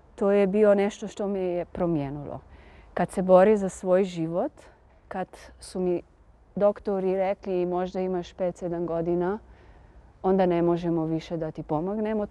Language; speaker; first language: Serbian; non-native, fluent; Slovenian